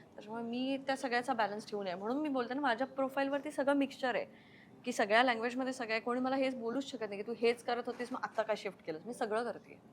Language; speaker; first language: Marathi; native; Marathi